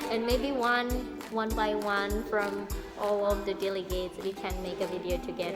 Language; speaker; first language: English; non-native, fluent; Indonesian